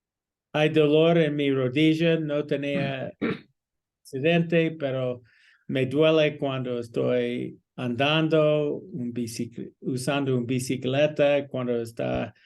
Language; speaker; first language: Spanish; non-native, learner; English